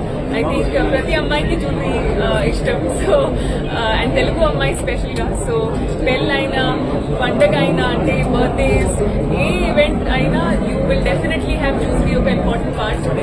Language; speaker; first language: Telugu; non-native, fluent; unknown